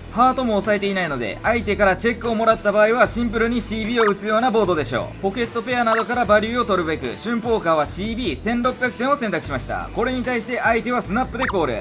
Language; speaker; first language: Japanese; native; Japanese